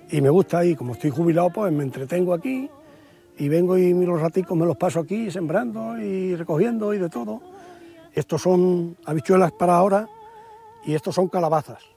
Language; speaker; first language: Spanish; native; Spanish